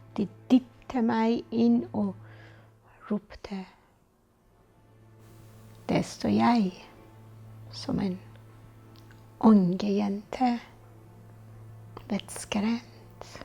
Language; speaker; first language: Norwegian; non-native, fluent; Persian